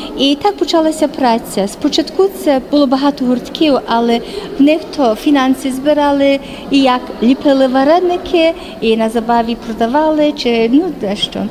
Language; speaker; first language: Ukrainian; early bilingual, heritage; Ukrainian